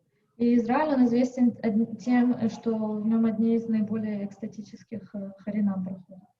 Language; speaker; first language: Russian; native; Russian